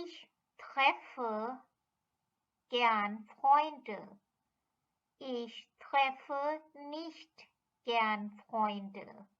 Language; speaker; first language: German; non-native, fluent; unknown